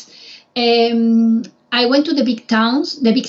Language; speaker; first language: English; non-native, fluent; Spanish